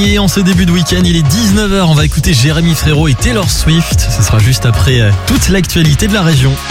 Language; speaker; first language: French; native; French